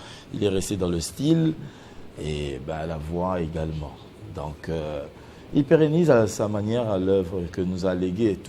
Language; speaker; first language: French; non-native, local second language; Lingala